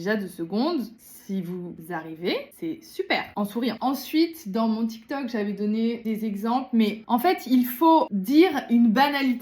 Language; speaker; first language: French; native; French